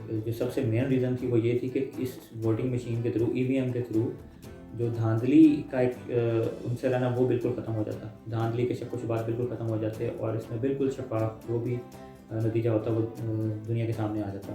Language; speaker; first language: Urdu; native; Urdu